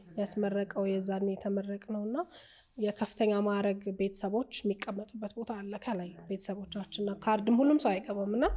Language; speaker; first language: Amharic; native; Amharic